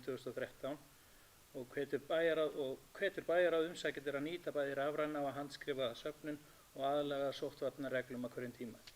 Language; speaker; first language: Icelandic; native; Icelandic